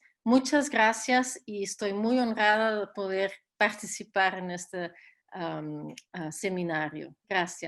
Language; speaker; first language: Spanish; non-native, fluent; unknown